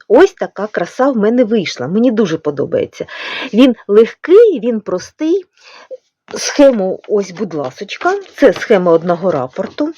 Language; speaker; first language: Ukrainian; non-native, local second language; Russian